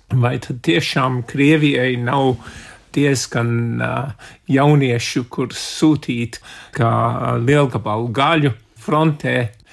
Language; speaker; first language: Latvian; early bilingual, heritage; Latvian